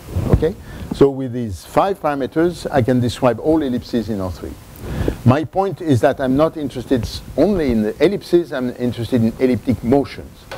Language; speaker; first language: English; non-native, fluent; French